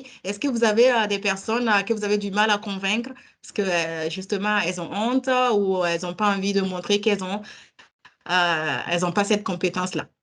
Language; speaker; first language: French; native; French